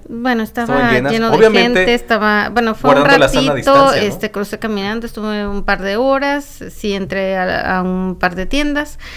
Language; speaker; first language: Spanish; native; Spanish